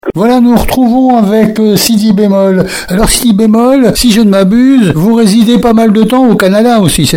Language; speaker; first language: French; native; French